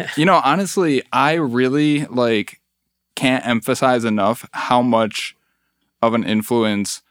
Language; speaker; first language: English; early bilingual, other home language; Spanish